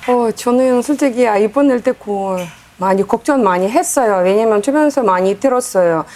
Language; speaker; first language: Korean; non-native, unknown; Uzbek